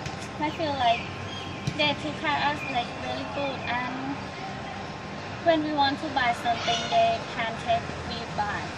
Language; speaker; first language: English; non-native, learner; Thai